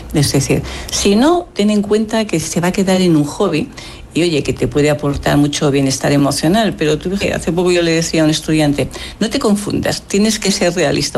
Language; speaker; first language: Spanish; native; Spanish